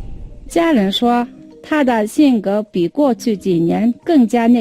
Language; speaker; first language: Chinese; non-native, fluent; Mongolian